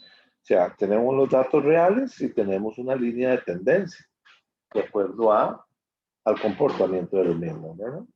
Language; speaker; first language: Spanish; native; Spanish